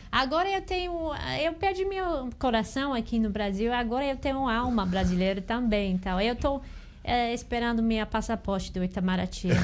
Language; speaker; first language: Portuguese; non-native, fluent; English